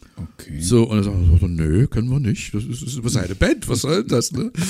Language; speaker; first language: German; non-native, local second language; English